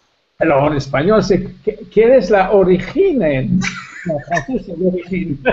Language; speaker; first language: French; native; French